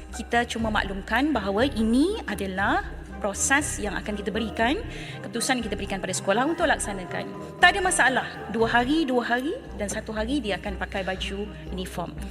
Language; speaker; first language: Malay; native; Malay